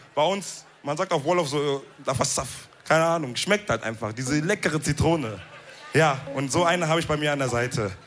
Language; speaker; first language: German; early bilingual, other home language; Wolof